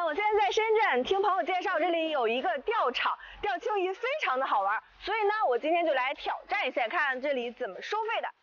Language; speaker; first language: Chinese; native; Chinese